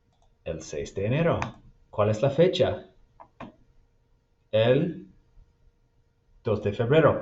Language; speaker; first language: Spanish; non-native, fluent; English